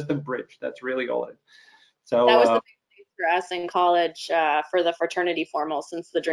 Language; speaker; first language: English; native; English